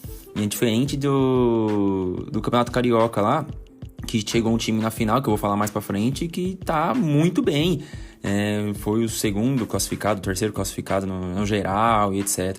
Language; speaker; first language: Portuguese; native; Portuguese